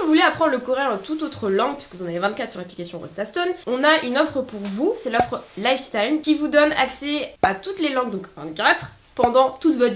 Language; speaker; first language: French; native; French